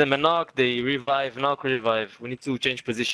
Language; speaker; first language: English; non-native, fluent; Hebrew